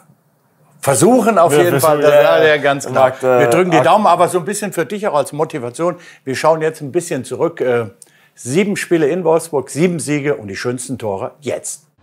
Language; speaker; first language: German; native; German